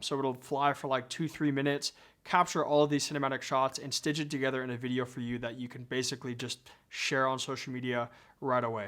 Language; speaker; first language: English; native; English